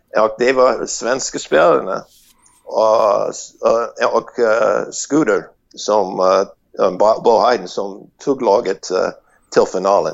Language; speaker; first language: Swedish; non-native, fluent; English